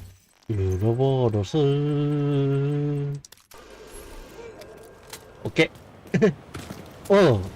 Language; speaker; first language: Japanese; native; Japanese